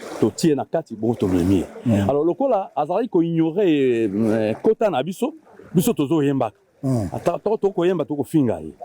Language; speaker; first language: Lingala; native; Lingala